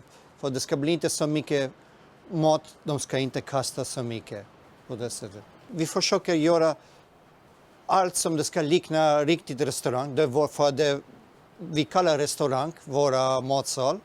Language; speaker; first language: Swedish; non-native, fluent; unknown